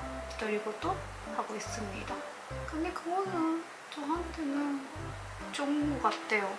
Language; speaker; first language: Korean; non-native, learner; Japanese